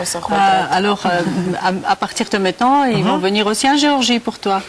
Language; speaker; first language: French; non-native, learner; Georgian